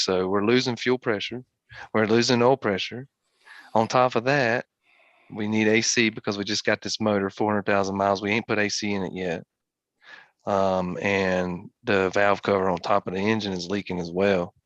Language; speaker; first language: English; native; English